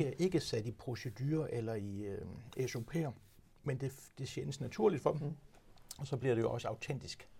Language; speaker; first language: Danish; native; Danish